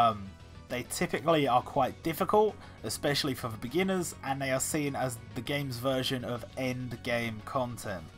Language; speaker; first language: English; native; English